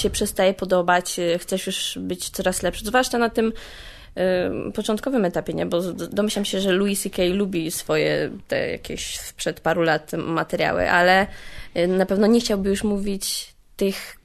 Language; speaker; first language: Polish; native; Polish